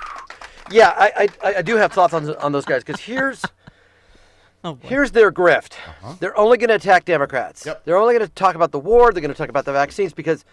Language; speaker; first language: English; native; English